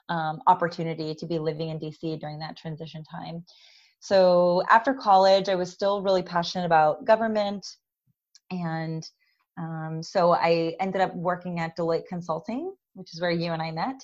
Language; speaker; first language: English; native; English